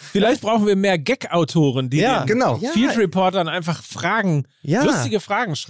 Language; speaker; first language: German; native; German